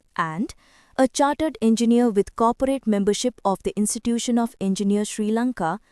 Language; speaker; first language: English; non-native, local second language; Sinhala